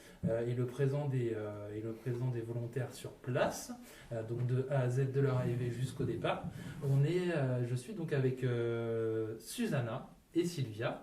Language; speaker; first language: French; native; French